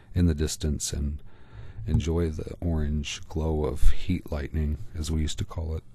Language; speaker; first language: English; native; English